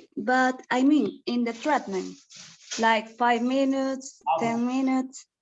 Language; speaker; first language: English; non-native, learner; Spanish